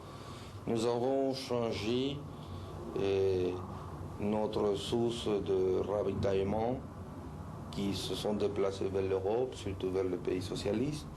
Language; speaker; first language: French; non-native, fluent; Spanish